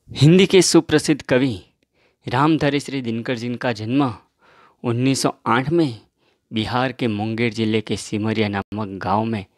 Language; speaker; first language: Hindi; non-native, local second language; Gujarati